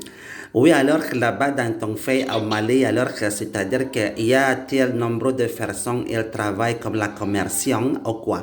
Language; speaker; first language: French; non-native, learner; Indonesian